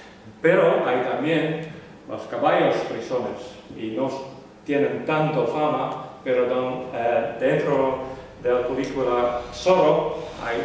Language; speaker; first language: Spanish; non-native, learner; Western Frisian